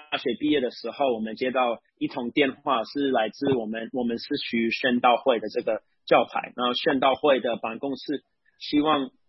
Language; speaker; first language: Chinese; non-native, fluent; English